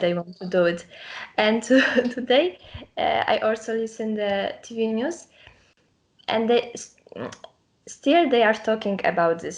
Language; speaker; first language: English; non-native, learner; Polish